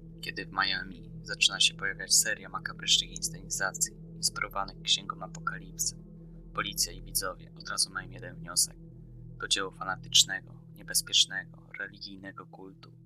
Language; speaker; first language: Polish; native; Polish